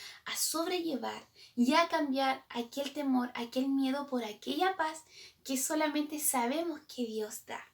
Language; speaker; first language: Spanish; native; Spanish